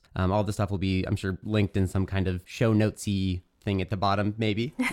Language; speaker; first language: English; native; English